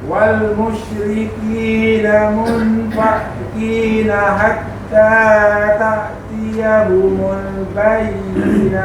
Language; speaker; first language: Arabic; non-native, learner; Malay